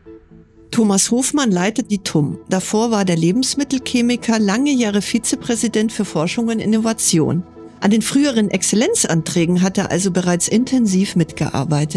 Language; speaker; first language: German; native; German